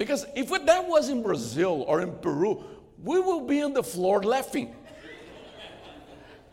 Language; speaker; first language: English; non-native, fluent; Portuguese